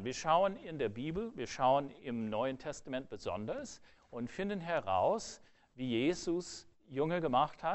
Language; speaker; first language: German; non-native, fluent; English